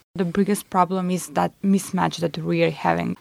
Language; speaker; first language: English; non-native, fluent; Macedonian